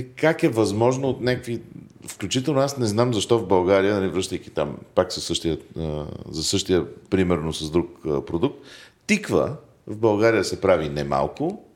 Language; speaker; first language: Bulgarian; native; Bulgarian